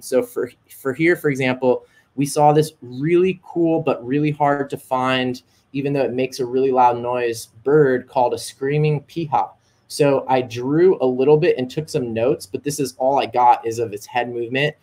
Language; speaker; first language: English; native; English